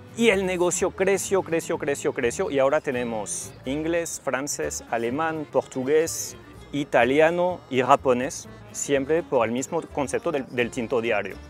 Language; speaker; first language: Spanish; non-native, fluent; French